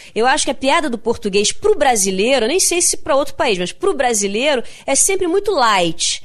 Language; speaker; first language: Portuguese; native; Portuguese